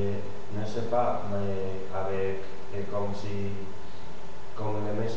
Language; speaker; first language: French; non-native, learner; Spanish